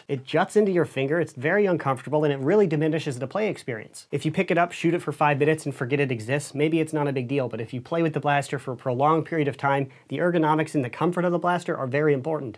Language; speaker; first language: English; native; English